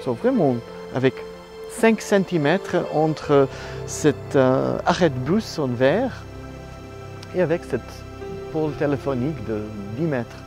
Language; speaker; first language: French; non-native, learner; Italian